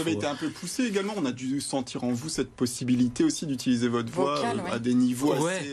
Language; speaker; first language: French; native; French